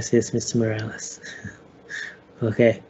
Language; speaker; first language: Spanish; non-native, learner; English